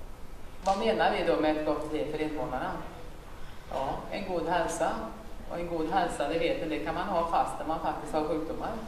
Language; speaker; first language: Swedish; native; Swedish